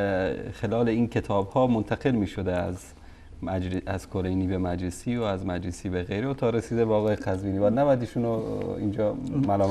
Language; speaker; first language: Persian; native; Persian